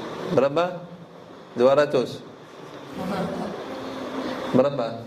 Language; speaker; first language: Indonesian; non-native, learner; Arabic